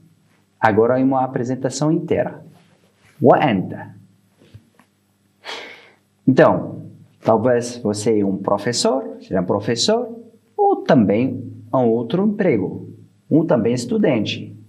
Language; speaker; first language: Portuguese; non-native, fluent; Arabic